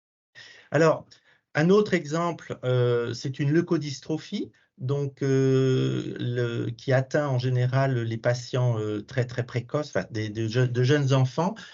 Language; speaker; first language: French; native; French